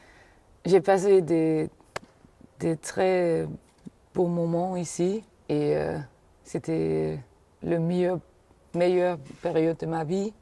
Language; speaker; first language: French; non-native, fluent; Danish